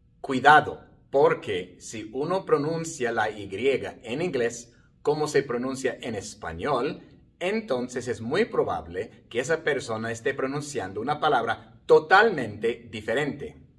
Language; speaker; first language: Spanish; non-native, fluent; English